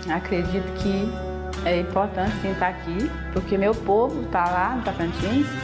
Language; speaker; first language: Portuguese; non-native, local second language; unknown